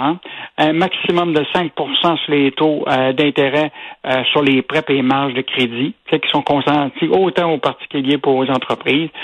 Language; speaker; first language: French; native; French